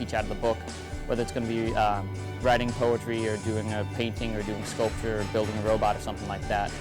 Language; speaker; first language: English; native; English